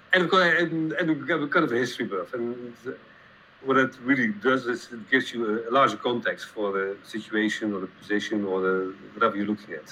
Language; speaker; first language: English; non-native, fluent; Dutch